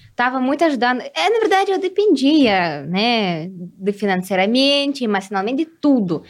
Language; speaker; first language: Portuguese; non-native, fluent; Russian